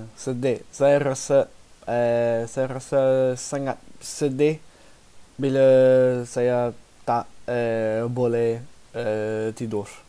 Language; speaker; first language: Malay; non-native, learner; English